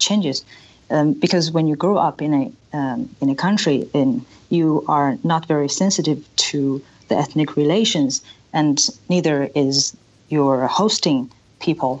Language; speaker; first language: English; non-native, local second language; Chinese